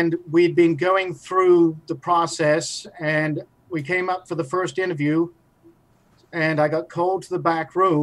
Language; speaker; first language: English; native; English